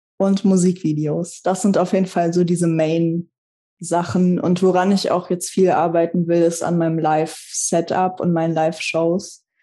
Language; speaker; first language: German; early bilingual, other home language; Russian